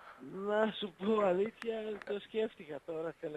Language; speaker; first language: Greek; non-native, fluent; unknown